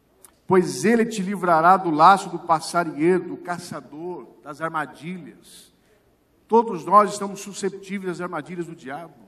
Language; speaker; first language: Portuguese; native; Portuguese